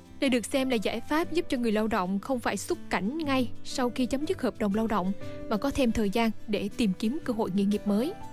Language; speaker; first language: Vietnamese; native; Vietnamese